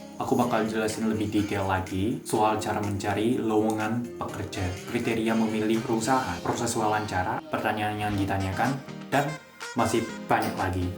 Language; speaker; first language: Indonesian; non-native, fluent; Japanese